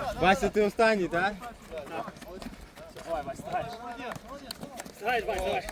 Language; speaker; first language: Ukrainian; native; Ukrainian